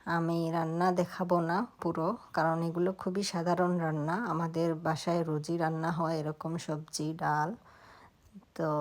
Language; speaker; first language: Bangla; non-native, local second language; Sylheti